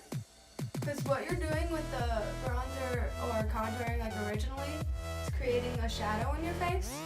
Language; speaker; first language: English; native; English